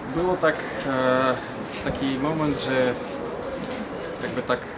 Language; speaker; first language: Polish; non-native, fluent; Russian